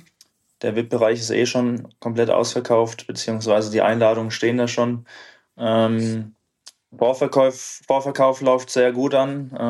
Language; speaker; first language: German; native; German